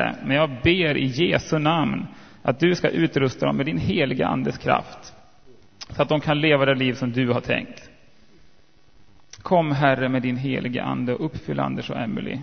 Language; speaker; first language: Swedish; native; Swedish